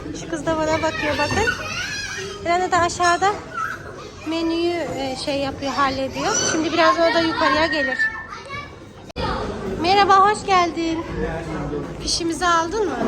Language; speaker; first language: Turkish; non-native, fluent; Urdu